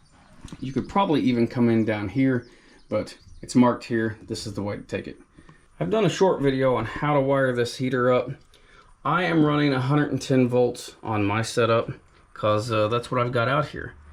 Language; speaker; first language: English; native; English